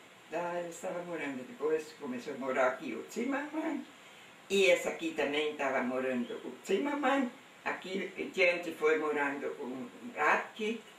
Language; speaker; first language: Portuguese; non-native, local second language; German